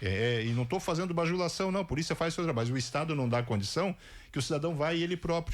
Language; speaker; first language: Portuguese; native; Portuguese